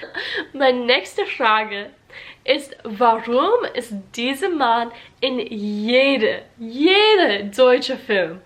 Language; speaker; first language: German; non-native, learner; English